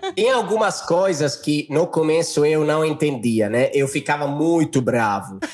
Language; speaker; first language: Portuguese; non-native, fluent; Italian